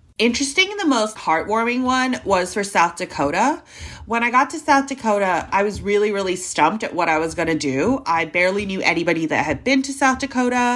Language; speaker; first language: English; non-native, local second language; Cantonese